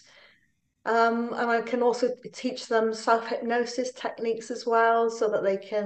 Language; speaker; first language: English; native; English